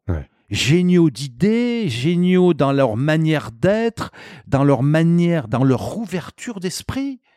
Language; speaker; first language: French; native; French